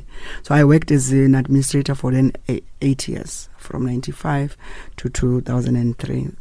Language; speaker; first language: English; non-native, local second language; Tswana